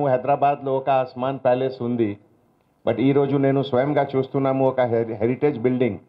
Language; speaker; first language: Telugu; non-native, local second language; Hindi